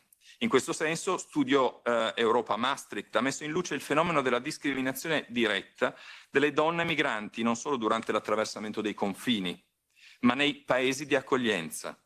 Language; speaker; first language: Italian; native; Italian